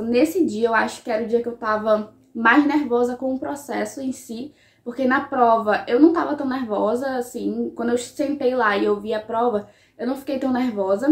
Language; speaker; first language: Portuguese; native; Portuguese